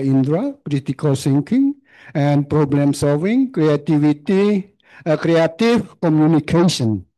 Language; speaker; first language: English; non-native, learner; Khmer